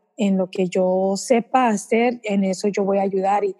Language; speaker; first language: Spanish; early bilingual, heritage; Spanish